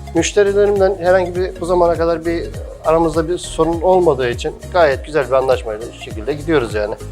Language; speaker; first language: Turkish; native; Turkish